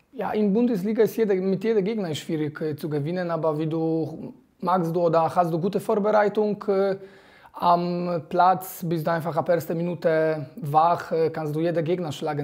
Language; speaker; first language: German; non-native, fluent; Polish